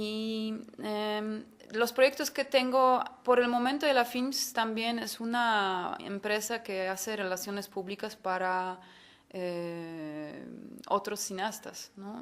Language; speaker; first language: Spanish; non-native, fluent; Polish